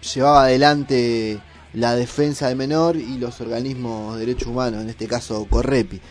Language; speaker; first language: Spanish; native; Spanish